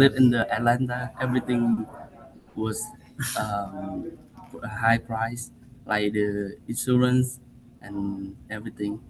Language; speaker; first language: English; non-native, learner; Vietnamese